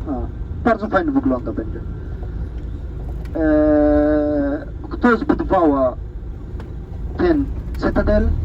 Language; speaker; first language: Polish; non-native, learner; Arabic